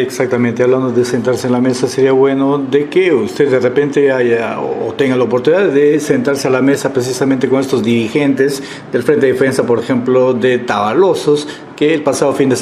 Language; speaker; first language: Spanish; native; Spanish